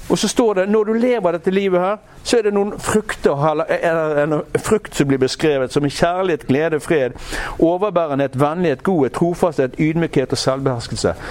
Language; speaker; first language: Norwegian; native; Norwegian